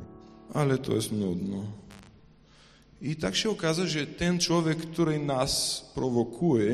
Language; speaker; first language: Polish; non-native, fluent; Ukrainian